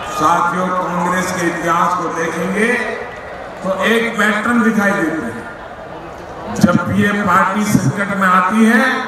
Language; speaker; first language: Hindi; non-native, local second language; Gujarati